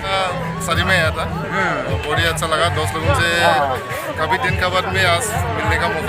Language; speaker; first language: Hindi; non-native, local second language; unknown